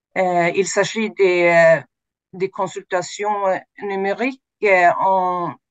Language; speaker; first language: French; non-native, fluent; Swedish